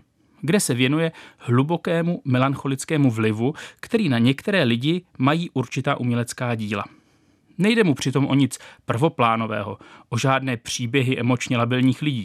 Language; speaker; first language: Czech; native; Czech